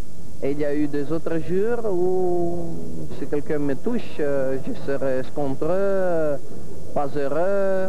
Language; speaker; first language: French; non-native, fluent; Italian